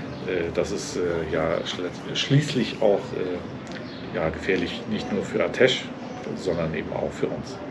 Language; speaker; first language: German; native; German